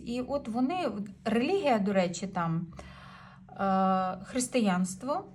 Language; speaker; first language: Ukrainian; non-native, local second language; Russian